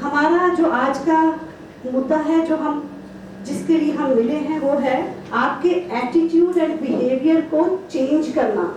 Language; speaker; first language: Hindi; non-native, local second language; Punjabi